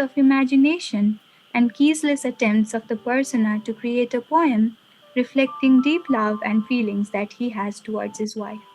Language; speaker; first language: English; non-native, local second language; Nepali